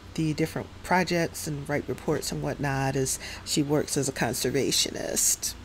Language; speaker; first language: English; native; English